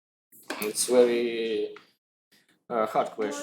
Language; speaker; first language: English; non-native, learner; Russian